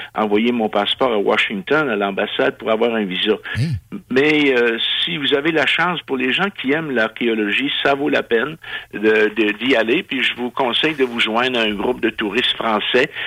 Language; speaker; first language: French; native; French